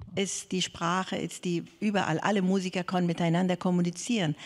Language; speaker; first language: German; non-native, fluent; Persian